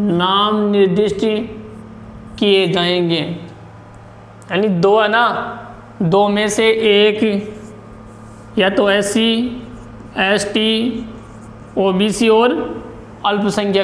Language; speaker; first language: Hindi; native; Hindi